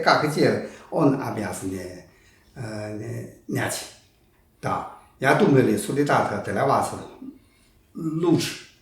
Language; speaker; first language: Russian; non-native, learner; Chinese